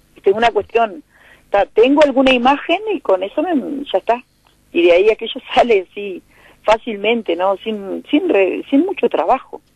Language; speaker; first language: Spanish; native; Spanish